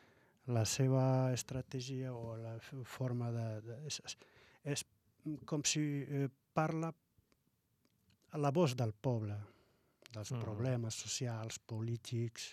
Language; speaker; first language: Catalan; non-native, fluent; Arabic